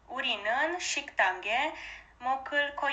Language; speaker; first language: Korean; non-native, learner; Romanian